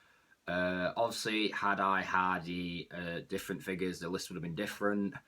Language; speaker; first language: English; native; English